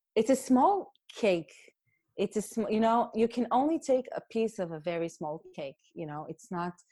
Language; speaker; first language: English; non-native, fluent; Hebrew